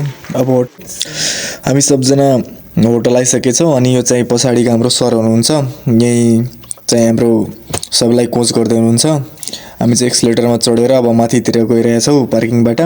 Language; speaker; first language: Nepali; non-native, local second language; Maithili